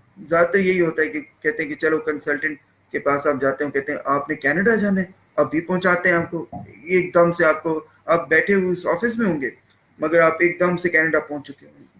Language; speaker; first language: Urdu; native; Urdu